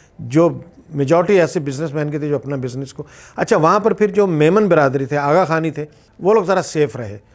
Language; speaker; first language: Urdu; native; Urdu